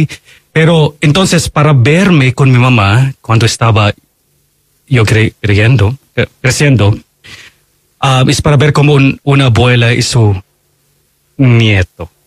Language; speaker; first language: Spanish; non-native, fluent; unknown